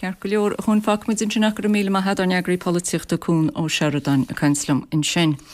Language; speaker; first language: Irish; native; Irish